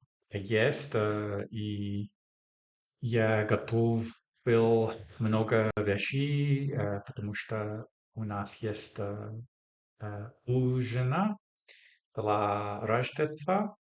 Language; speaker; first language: Russian; non-native, learner; English